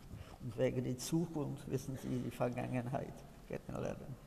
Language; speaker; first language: German; non-native, fluent; Czech